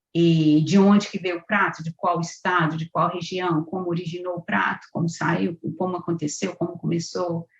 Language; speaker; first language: Portuguese; native; Portuguese